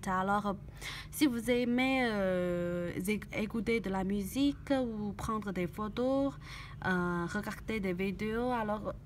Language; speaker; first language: French; non-native, learner; Chinese